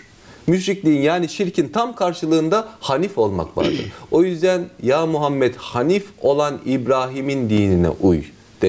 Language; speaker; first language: Turkish; native; Turkish